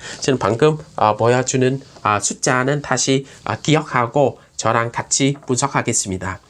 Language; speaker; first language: Korean; non-native, fluent; Vietnamese